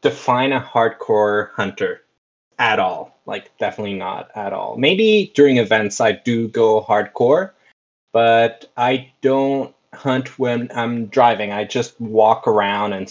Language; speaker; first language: English; non-native, fluent; Spanish